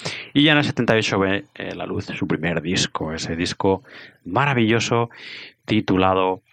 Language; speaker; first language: Spanish; native; Spanish